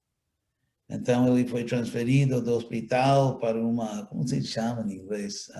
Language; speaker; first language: Portuguese; non-native, fluent; English